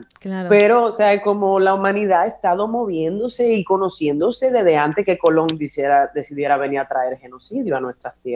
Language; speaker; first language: Spanish; native; Spanish